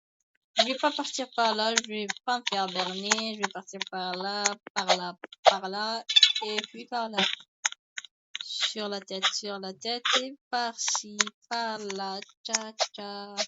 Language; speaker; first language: French; native; French